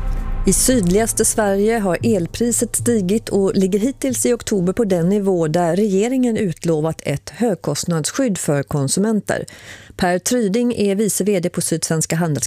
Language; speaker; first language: Swedish; native; Swedish